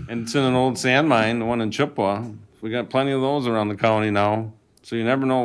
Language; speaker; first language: English; native; English